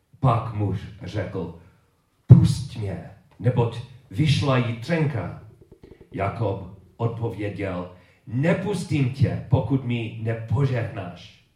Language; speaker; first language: Czech; non-native, learner; English